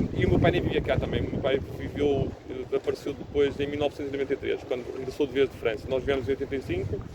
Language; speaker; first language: Portuguese; early bilingual, heritage; Portuguese